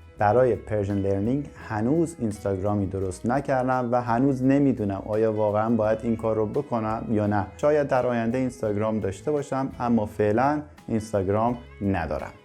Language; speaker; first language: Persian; native; Persian